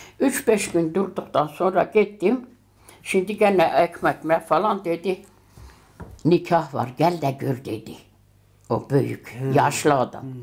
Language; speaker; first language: Turkish; early bilingual, heritage; Turkish